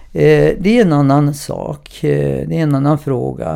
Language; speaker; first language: Swedish; non-native, fluent; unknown